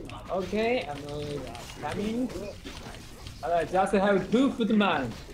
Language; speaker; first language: English; non-native, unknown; Chinese